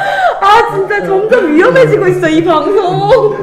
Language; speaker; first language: Korean; native; Korean